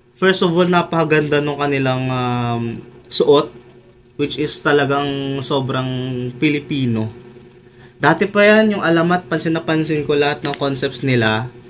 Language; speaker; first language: Filipino; non-native, local second language; Kinaray-a